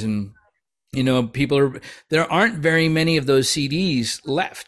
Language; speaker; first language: English; native; English